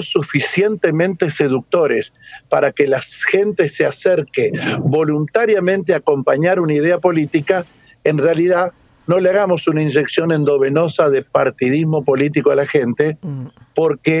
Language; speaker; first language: Spanish; native; Spanish